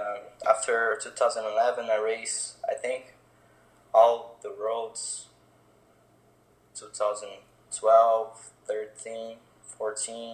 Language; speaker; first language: English; non-native, fluent; Portuguese